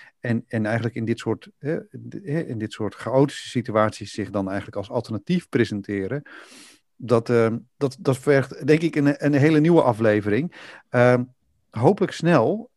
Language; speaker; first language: Dutch; native; Dutch